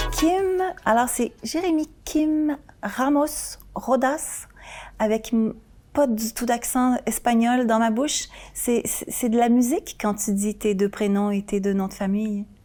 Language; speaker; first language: French; native; French